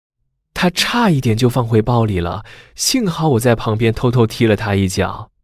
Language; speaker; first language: Chinese; native; Chinese